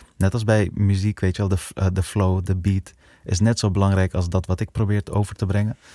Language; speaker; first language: Dutch; early bilingual, other home language; Persian